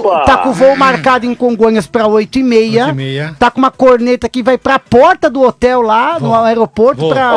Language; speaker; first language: Portuguese; native; Portuguese